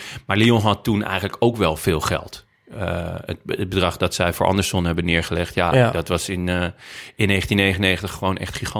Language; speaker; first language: Dutch; native; Dutch